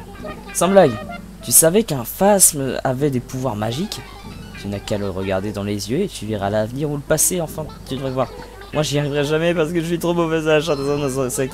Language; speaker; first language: French; native; French